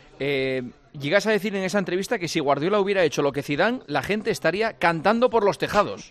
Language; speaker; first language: Spanish; native; Spanish